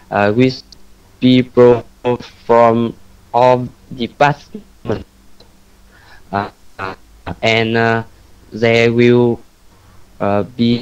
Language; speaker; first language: English; non-native, learner; Vietnamese